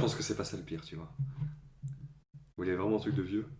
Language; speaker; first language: French; native; French